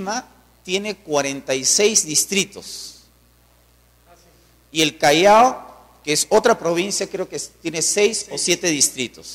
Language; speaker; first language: Spanish; native; Spanish